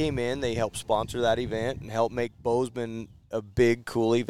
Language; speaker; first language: English; native; English